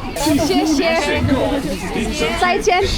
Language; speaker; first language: Chinese; non-native, learner; English